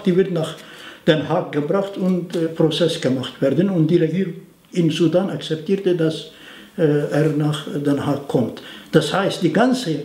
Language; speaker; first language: German; non-native, fluent; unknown